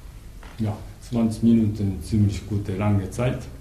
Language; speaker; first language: German; non-native, learner; Japanese